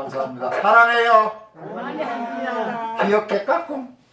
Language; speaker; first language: Korean; native; Korean